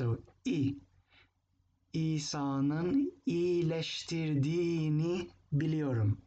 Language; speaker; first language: Turkish; non-native, fluent; English